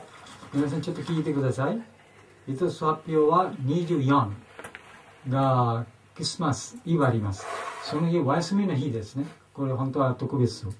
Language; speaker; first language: Japanese; non-native, learner; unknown